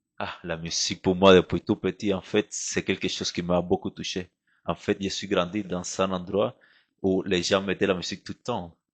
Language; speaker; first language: French; non-native, fluent; Spanish